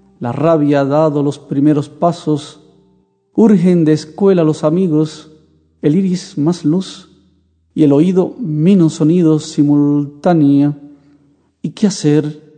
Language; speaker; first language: Spanish; native; Spanish